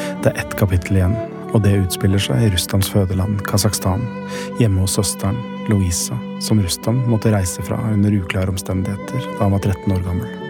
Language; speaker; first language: Norwegian; native; Norwegian